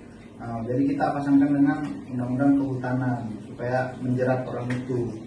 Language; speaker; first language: Indonesian; native; Indonesian